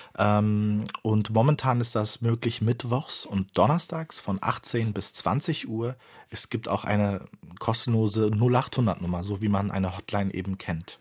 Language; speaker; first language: German; early bilingual, other home language; Turkish